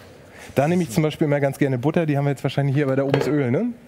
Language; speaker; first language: German; native; German